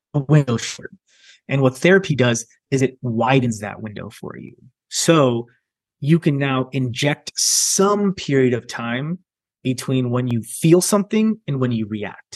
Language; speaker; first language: English; native; English